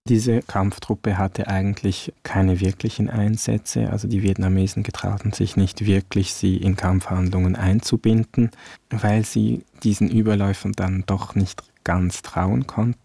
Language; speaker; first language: German; early bilingual, other home language; Vietnamese